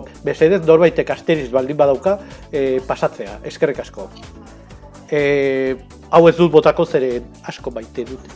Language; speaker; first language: Basque; non-native, local second language; Spanish